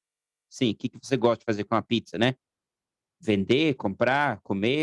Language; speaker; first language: Portuguese; non-native, fluent; German